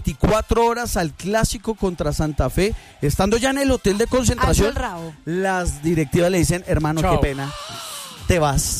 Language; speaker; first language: Spanish; native; Spanish